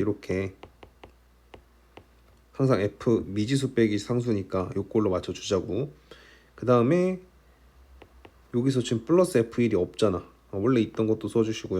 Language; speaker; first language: Korean; native; Korean